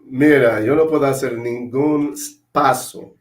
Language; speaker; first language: Spanish; non-native, learner; English